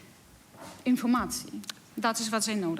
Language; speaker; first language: Dutch; non-native, fluent; Polish